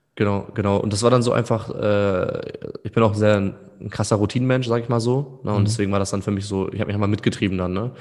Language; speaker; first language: German; native; German